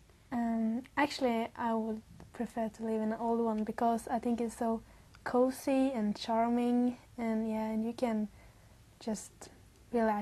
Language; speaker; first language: English; non-native, learner; Norwegian